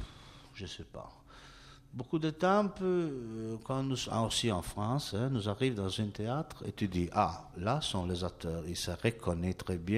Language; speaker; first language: French; non-native, learner; Italian